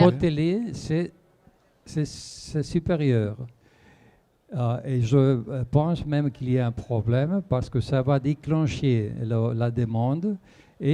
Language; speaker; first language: French; non-native, fluent; Spanish